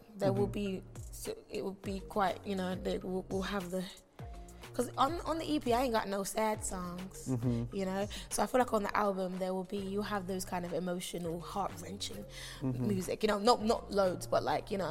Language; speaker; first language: English; native; English